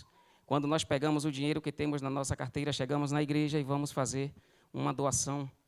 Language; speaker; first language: Portuguese; native; Portuguese